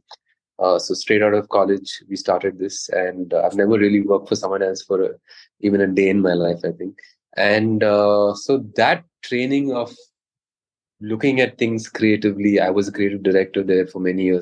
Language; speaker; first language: English; non-native, local second language; Konkani